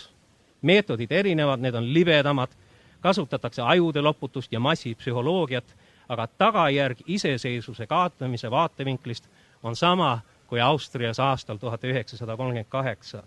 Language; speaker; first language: Estonian; early bilingual, heritage; Estonian